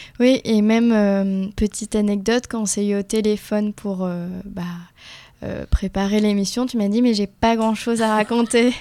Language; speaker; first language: French; native; French